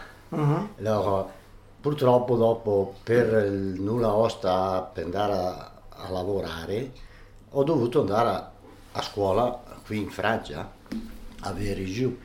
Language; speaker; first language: Italian; early bilingual, other home language; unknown